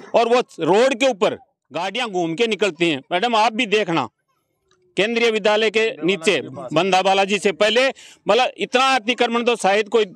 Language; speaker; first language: Hindi; native; Hindi